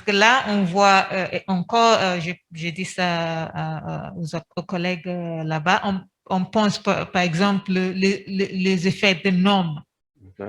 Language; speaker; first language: French; non-native, fluent; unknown